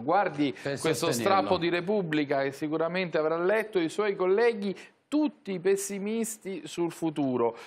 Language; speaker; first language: Italian; native; Italian